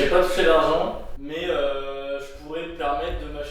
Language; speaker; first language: French; native; French